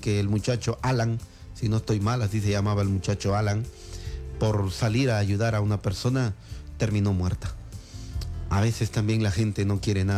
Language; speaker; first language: Spanish; native; Spanish